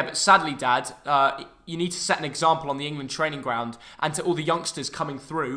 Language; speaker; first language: English; native; English